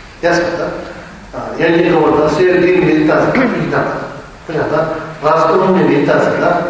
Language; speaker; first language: Russian; non-native, learner; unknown